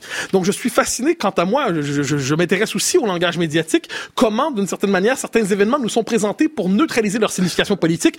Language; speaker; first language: French; native; French